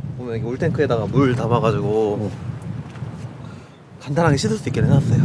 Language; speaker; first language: Korean; native; Korean